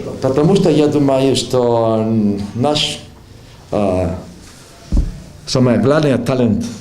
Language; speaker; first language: Russian; non-native, learner; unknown